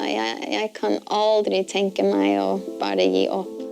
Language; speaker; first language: Norwegian; non-native, learner; English